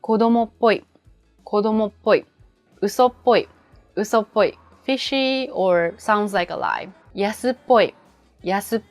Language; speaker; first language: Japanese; native; Japanese